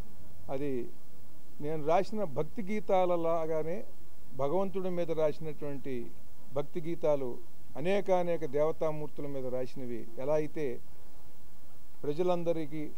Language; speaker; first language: Telugu; native; Telugu